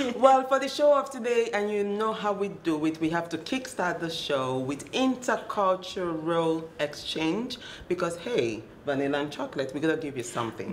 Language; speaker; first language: English; non-native, local second language; Igbo